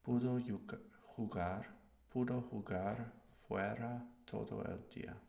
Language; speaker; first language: Spanish; non-native, learner; English